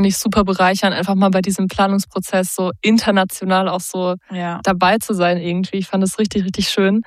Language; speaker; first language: German; native; German